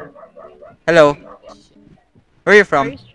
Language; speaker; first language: English; non-native, local second language; Filipino